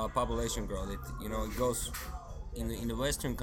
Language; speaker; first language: English; non-native, fluent; Swedish